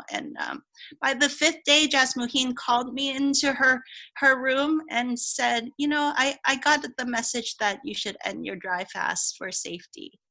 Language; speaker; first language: English; non-native, local second language; Cantonese